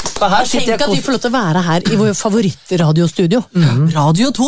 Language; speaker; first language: Norwegian; native; Norwegian